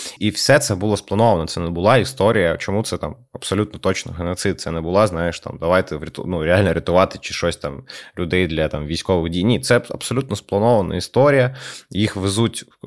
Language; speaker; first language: Ukrainian; native; Ukrainian